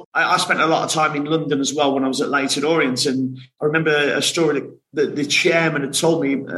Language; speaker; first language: English; native; English